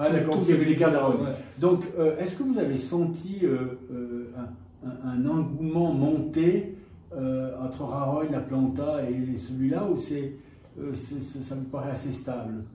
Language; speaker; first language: French; native; French